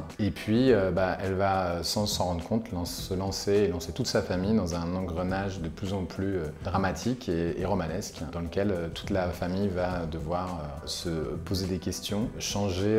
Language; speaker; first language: French; native; French